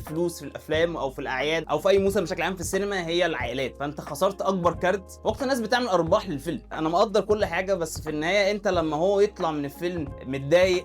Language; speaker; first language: Arabic; native; Arabic